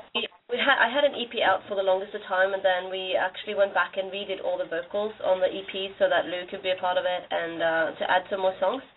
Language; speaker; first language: English; non-native, fluent; Norwegian